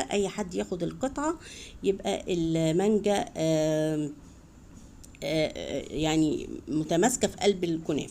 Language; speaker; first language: Arabic; native; Arabic